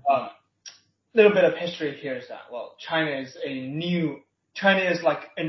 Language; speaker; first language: English; non-native, local second language; Cantonese